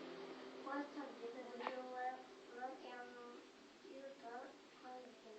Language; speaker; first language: English; non-native, learner; Indonesian